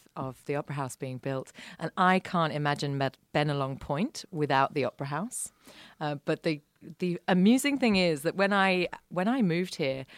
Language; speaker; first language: English; native; English